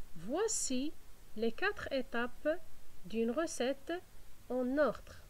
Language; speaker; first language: French; non-native, fluent; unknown